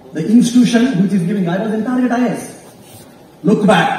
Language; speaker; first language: English; non-native, local second language; Kannada